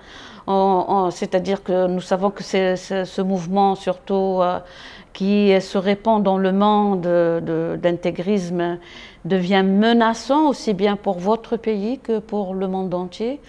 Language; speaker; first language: French; non-native, local second language; Arabic